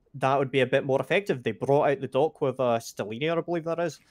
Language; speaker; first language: English; native; English